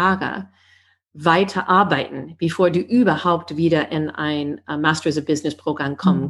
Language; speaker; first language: German; non-native, fluent; English